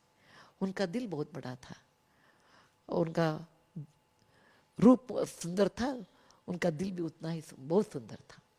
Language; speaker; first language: Hindi; non-native, local second language; Kannada